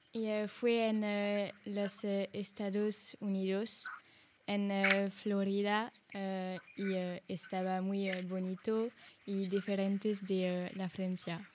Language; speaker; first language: Spanish; non-native, learner; French